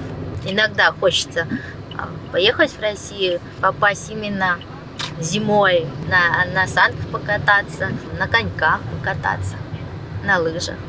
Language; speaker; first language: Russian; early bilingual, other home language; Vietnamese